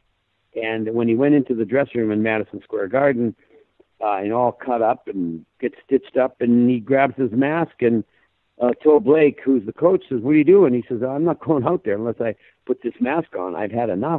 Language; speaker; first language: English; native; English